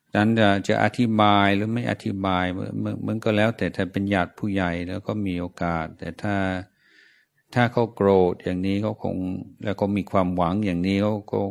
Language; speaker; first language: Thai; non-native, fluent; English